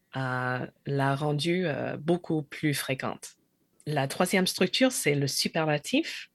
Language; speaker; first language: French; non-native, fluent; English